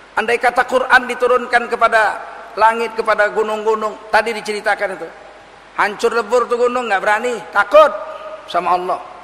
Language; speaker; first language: Indonesian; native; Indonesian